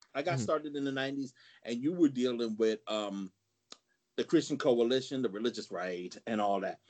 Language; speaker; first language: English; native; English